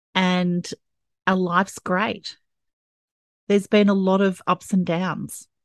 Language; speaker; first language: English; native; English